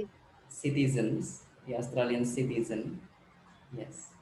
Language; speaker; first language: English; non-native, learner; Indonesian